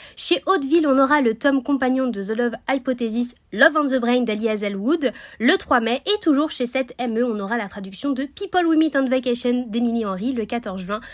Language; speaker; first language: French; native; French